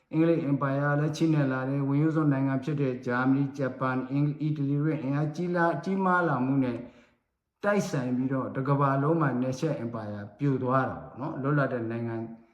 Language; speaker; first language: Burmese; non-native, local second language; Rohingya